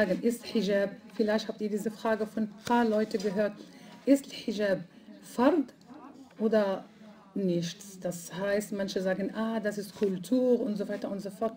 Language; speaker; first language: German; non-native, fluent; Arabic